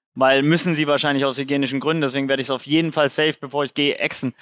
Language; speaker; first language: German; native; German